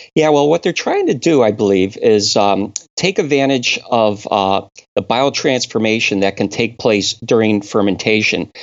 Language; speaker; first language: English; native; English